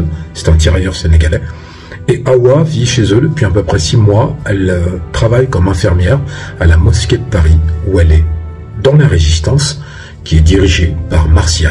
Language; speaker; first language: French; native; French